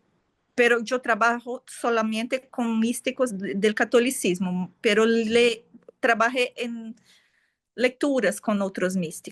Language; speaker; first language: Spanish; non-native, fluent; Portuguese